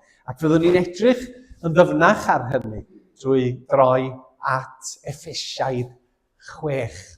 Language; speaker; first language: Welsh; native; Welsh